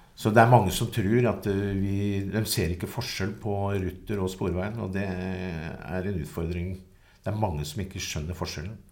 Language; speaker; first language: Norwegian; native; Norwegian